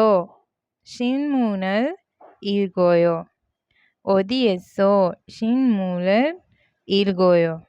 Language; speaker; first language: Korean; non-native, learner; Hindi